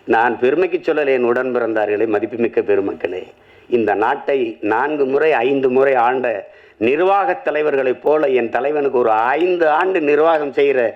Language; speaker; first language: Tamil; native; Tamil